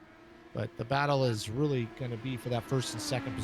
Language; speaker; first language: English; native; English